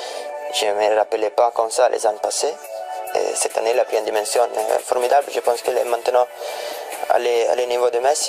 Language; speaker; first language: French; non-native, fluent; Italian